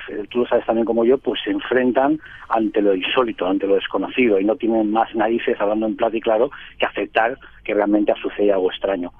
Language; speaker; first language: Spanish; native; Spanish